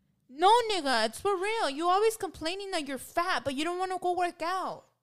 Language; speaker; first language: English; early bilingual, other home language; Spanish